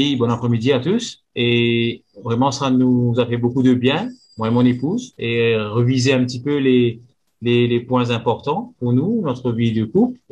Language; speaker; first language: French; non-native, local second language; Morisyen